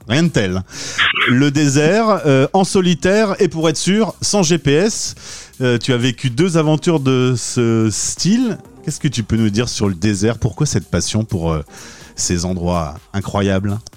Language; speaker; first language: French; native; French